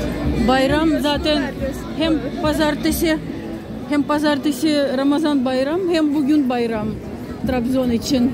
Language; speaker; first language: Turkish; non-native, fluent; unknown